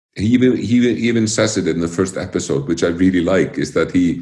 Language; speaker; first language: English; early bilingual, other home language; Icelandic